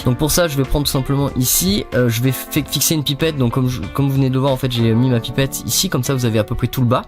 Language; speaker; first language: French; native; French